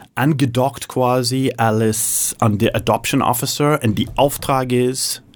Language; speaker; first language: German; non-native, fluent; English